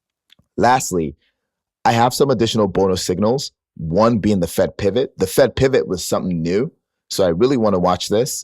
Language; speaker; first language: English; native; English